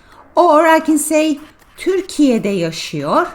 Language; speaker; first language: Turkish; non-native, fluent; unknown